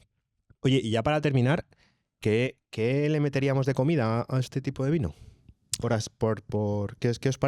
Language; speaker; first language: Spanish; native; Spanish